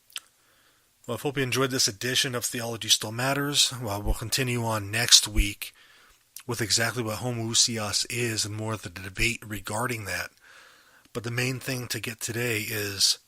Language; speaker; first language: English; native; English